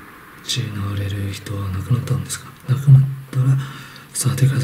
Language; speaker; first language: Japanese; non-native, learner; Chinese